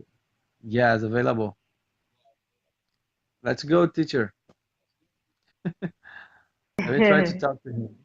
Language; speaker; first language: English; non-native, fluent; Portuguese